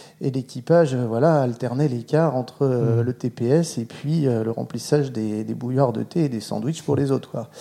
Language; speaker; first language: French; native; French